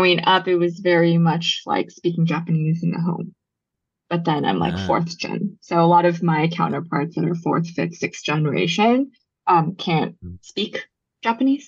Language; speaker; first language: English; early bilingual, other home language; Japanese